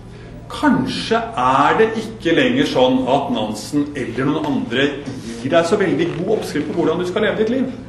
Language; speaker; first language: Norwegian; native; Norwegian